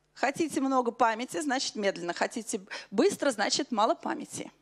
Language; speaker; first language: Russian; native; Russian